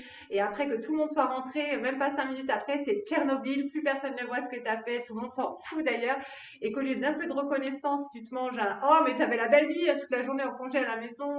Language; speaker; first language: French; native; French